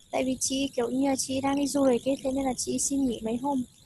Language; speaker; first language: Vietnamese; native; Vietnamese